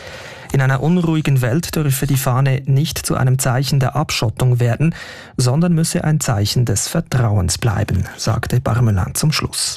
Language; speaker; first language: German; native; German